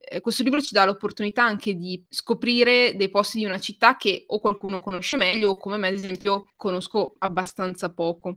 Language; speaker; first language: Italian; native; Italian